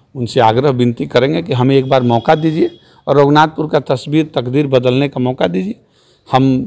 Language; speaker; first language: Hindi; native; Hindi